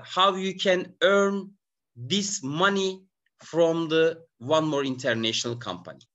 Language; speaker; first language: English; non-native, learner; Turkish